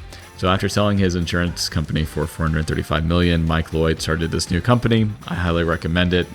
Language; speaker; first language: English; native; English